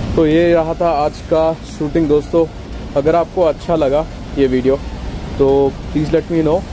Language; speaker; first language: Hindi; non-native, local second language; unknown